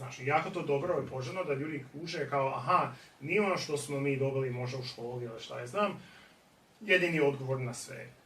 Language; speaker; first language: Bosnian; non-native, fluent; English